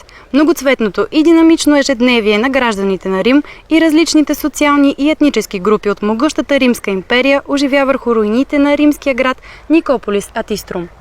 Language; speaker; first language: Bulgarian; native; Bulgarian